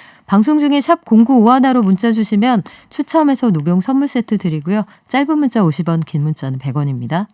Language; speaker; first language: Korean; native; Korean